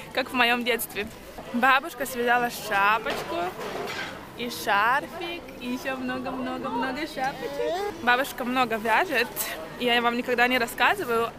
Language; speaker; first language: Russian; early bilingual, heritage; Russian